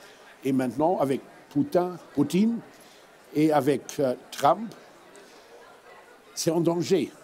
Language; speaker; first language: French; non-native, fluent; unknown